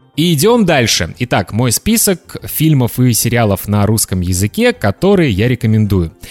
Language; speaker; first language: Russian; native; Russian